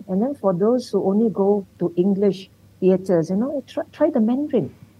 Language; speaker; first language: English; non-native, local second language; Min Nan Chinese